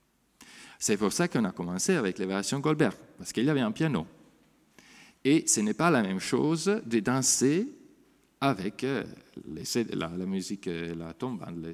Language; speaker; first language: French; non-native, fluent; Italian